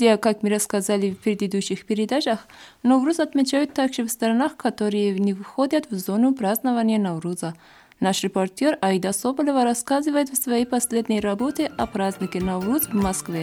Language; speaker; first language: Russian; non-native, fluent; Persian